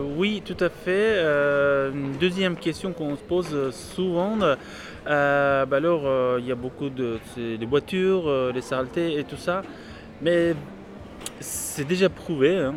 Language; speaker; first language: French; non-native, fluent; Turkish